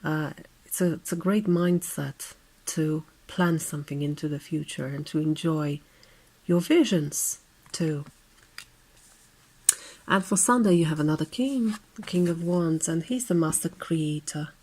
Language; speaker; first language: English; non-native, fluent; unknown